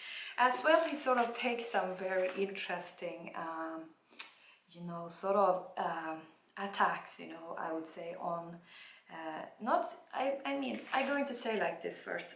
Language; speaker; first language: English; non-native, fluent; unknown